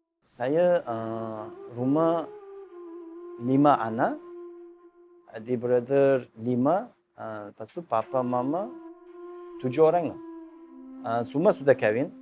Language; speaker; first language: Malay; non-native, learner; Uzbek